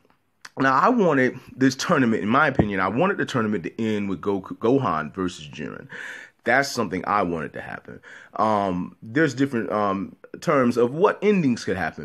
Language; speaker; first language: English; native; English